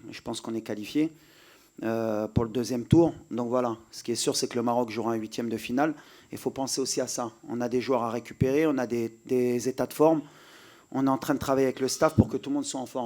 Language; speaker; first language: French; native; French